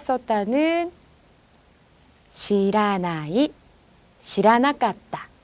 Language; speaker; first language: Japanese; non-native, fluent; Korean